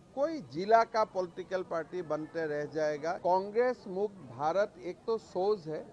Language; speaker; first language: Hindi; non-native, local second language; Assamese